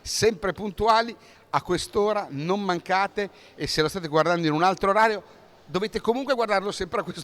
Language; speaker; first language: Italian; native; Italian